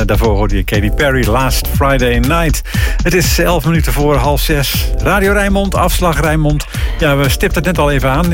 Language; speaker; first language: Dutch; native; Dutch